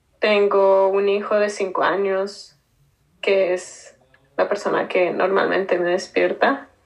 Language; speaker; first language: Spanish; native; Spanish